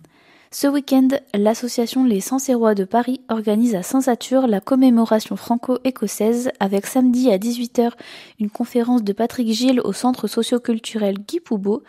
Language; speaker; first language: French; native; French